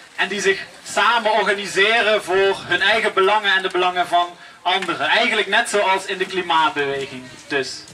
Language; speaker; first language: Dutch; native; Dutch